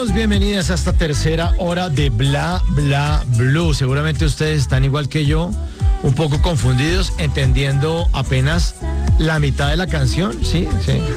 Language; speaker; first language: Spanish; native; Spanish